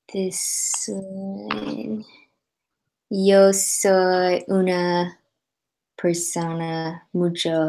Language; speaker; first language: Spanish; non-native, learner; English